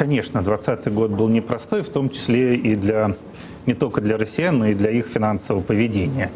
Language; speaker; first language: Russian; native; Russian